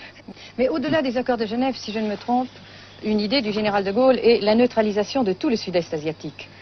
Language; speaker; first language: French; native; French